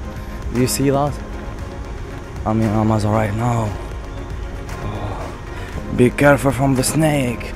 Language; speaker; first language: English; non-native, learner; Arabic